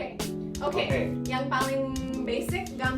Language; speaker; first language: Indonesian; non-native, fluent; English